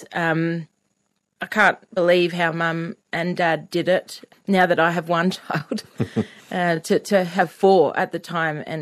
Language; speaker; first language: English; native; English